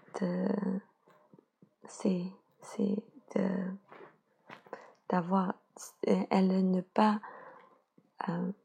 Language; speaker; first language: French; non-native, learner; Chinese